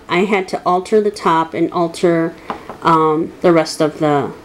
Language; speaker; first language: English; native; English